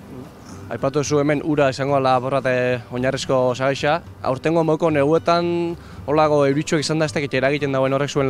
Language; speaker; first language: Basque; native; Basque